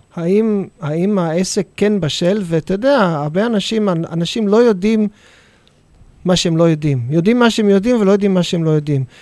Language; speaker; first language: Hebrew; non-native, fluent; English